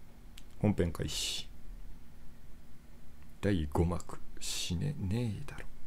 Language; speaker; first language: Japanese; native; Japanese